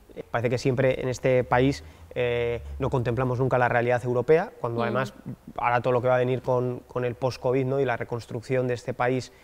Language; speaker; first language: Spanish; native; Spanish